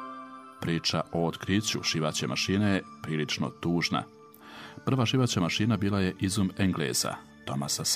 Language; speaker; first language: Croatian; native; Croatian